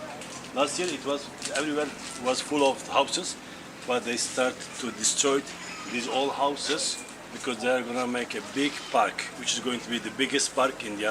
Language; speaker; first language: English; non-native, fluent; Kurdish